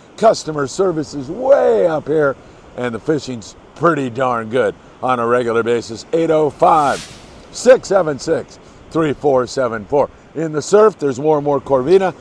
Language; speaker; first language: English; native; English